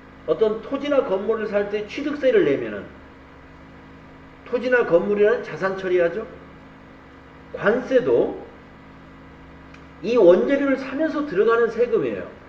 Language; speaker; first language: Korean; native; Korean